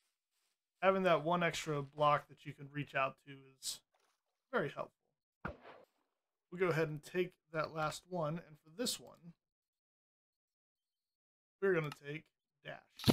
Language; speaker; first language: English; native; English